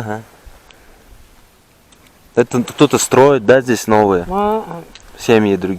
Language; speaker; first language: Russian; native; Russian